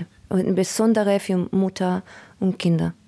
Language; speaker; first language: German; non-native, learner; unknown